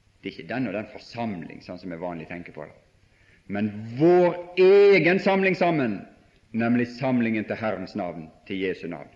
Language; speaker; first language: Norwegian; native; Norwegian